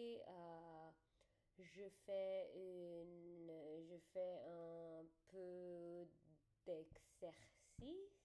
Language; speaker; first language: French; non-native, learner; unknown